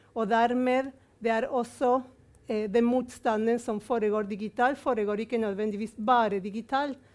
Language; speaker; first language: Norwegian; non-native, fluent; Spanish